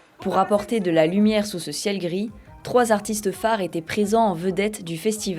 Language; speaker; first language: French; native; French